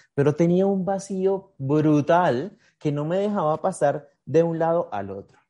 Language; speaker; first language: Spanish; native; Spanish